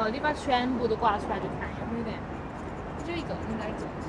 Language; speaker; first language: Chinese; native; Chinese